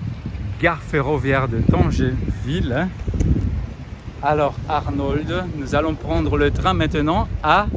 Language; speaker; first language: French; non-native, fluent; German